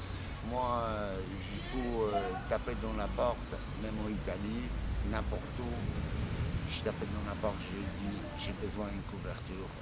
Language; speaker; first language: French; non-native, learner; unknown